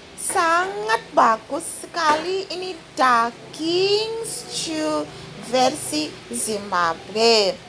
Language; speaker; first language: Indonesian; non-native, fluent; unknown